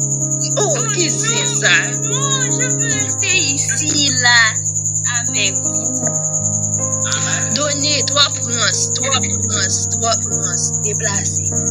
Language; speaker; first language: French; non-native, local second language; Haitian Creole